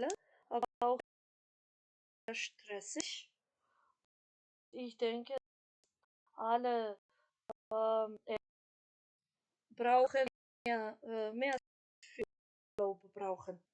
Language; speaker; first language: German; non-native, fluent; Macedonian